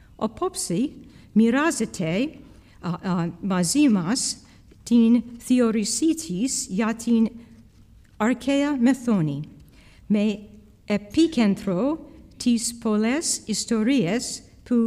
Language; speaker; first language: Greek; non-native, fluent; English